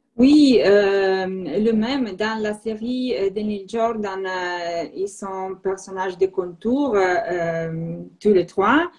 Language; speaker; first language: French; non-native, learner; Italian